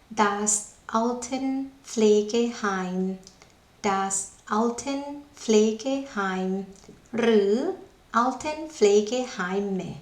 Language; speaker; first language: German; non-native, fluent; Thai